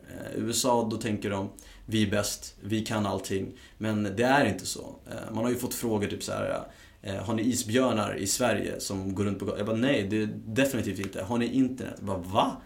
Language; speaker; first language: Swedish; early bilingual, other home language; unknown